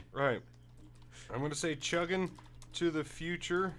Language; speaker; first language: English; native; English